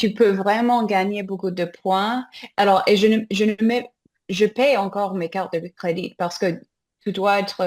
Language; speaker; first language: French; non-native, learner; English